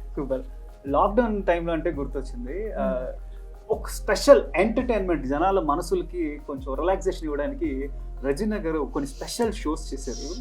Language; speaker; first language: Telugu; native; Telugu